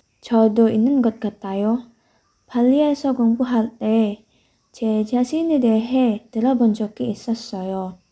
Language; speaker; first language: Korean; non-native, learner; Indonesian